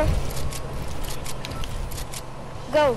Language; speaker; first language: English; non-native, learner; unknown